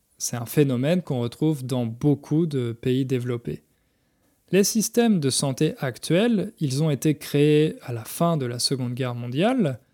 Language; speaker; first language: French; native; French